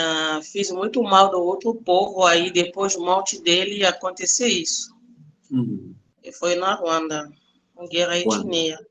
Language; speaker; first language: Portuguese; non-native, fluent; Spanish